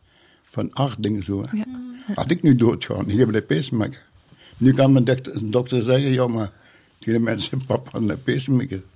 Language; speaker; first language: Dutch; native; Dutch